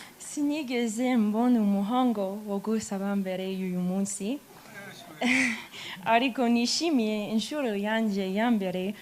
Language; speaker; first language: Kinyarwanda; non-native, learner; English